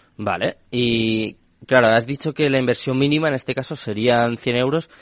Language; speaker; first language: Spanish; native; Spanish